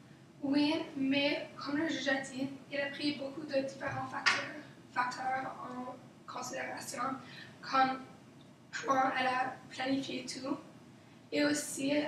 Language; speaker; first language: French; non-native, local second language; English